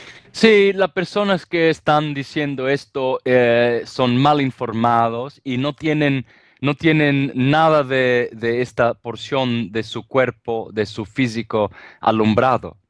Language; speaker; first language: Spanish; non-native, fluent; Italian